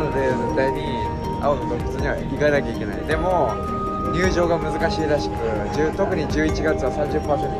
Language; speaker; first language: Japanese; native; Japanese